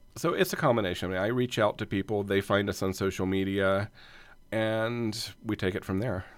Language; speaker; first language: English; native; English